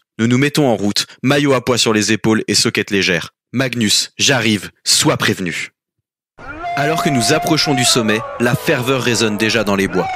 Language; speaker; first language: French; native; French